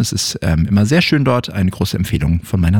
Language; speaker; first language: German; native; German